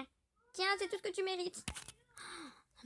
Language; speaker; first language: French; native; French